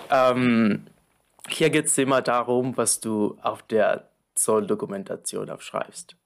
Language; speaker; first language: German; non-native, fluent; Spanish